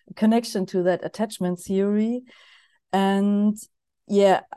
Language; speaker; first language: English; non-native, fluent; German